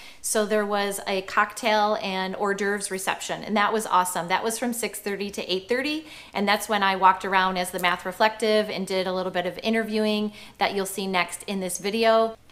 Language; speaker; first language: English; native; English